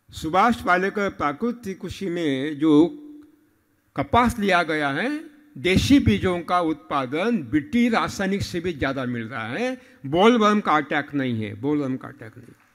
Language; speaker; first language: Hindi; non-native, local second language; Marathi